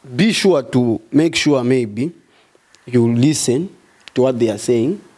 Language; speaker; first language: English; non-native, local second language; Swahili